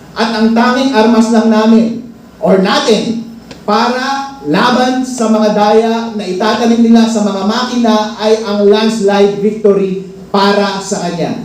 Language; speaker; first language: Filipino; non-native, local second language; Iloko